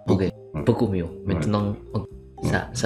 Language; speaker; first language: French; non-native, learner; Indonesian